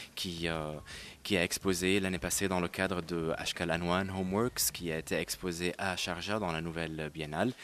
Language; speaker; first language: French; non-native, local second language; Arabic